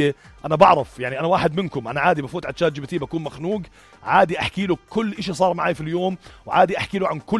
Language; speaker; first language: Arabic; native; Arabic